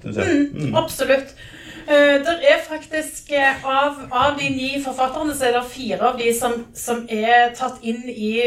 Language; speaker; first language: Norwegian; native; Norwegian